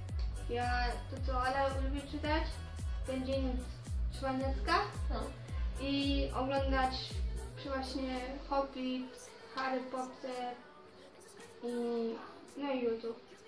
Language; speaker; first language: Polish; early bilingual, heritage; Polish